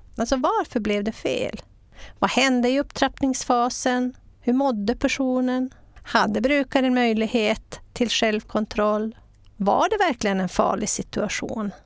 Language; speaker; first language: Swedish; native; Swedish